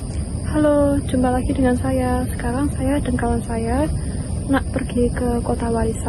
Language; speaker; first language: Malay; non-native, learner; Indonesian